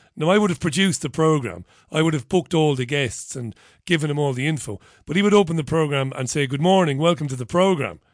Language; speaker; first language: English; native; English